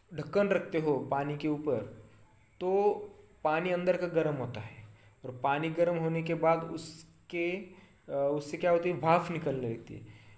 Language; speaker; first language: Hindi; non-native, local second language; Marathi